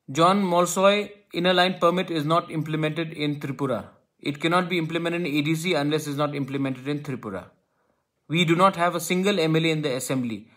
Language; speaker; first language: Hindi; non-native, local second language; Kok Borok